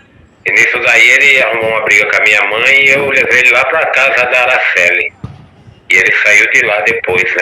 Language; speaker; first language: Portuguese; native; Portuguese